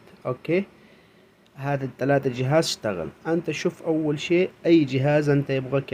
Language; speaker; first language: Arabic; non-native, learner; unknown